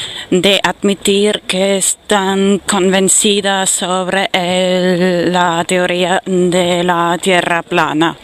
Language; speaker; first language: Spanish; non-native, fluent; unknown